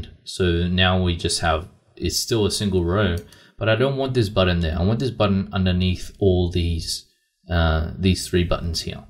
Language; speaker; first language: English; native; English